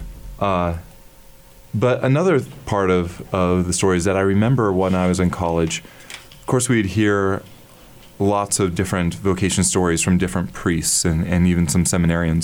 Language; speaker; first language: English; native; English